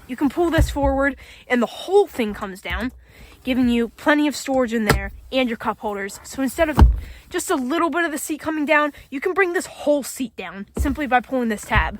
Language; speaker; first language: English; native; English